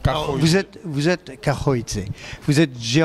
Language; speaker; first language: French; native; French